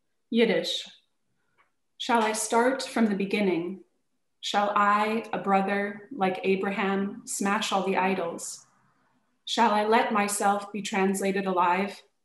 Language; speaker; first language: English; native; English